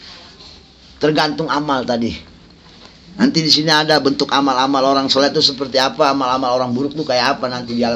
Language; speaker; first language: Indonesian; native; Indonesian